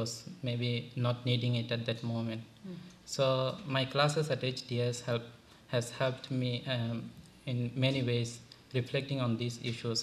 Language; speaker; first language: English; non-native, local second language; Bangla